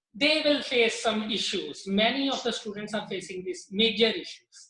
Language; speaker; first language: English; non-native, local second language; Punjabi